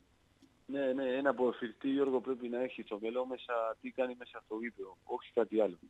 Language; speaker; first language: Greek; non-native, learner; Spanish